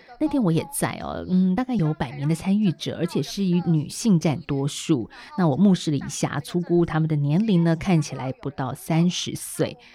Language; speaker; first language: Chinese; native; Chinese